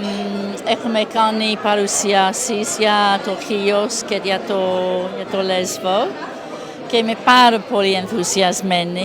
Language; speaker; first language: Greek; non-native, learner; English